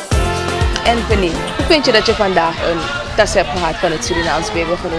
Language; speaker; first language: Dutch; native; Dutch